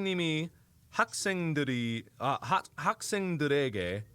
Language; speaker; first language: Korean; non-native, learner; English